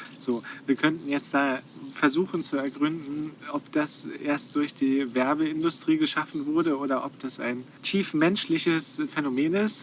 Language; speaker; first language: German; native; German